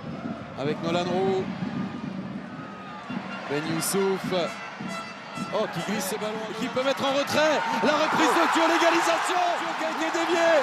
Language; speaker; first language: French; native; French